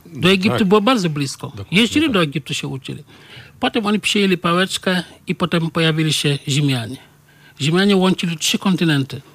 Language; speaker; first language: Polish; non-native, fluent; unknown